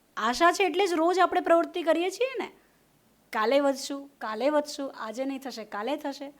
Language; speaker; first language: Gujarati; non-native, local second language; Hindi